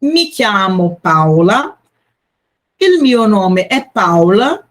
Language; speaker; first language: Italian; non-native, fluent; Portuguese